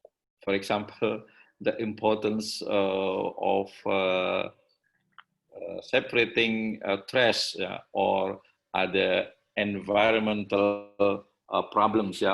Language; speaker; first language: English; non-native, learner; Indonesian